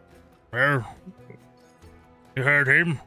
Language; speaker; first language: English; native; English